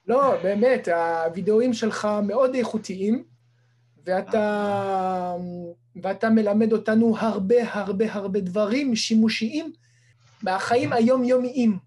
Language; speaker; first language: Hebrew; non-native, fluent; French